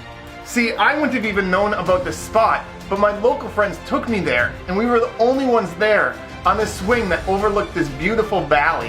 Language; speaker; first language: English; native; English